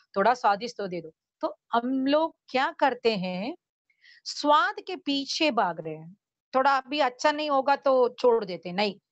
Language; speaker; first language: Hindi; non-native, local second language; Tamil